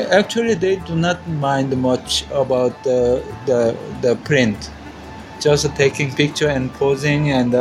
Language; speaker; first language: English; non-native, learner; Korean